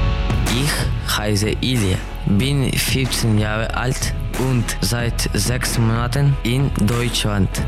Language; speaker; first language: German; non-native, learner; Ukrainian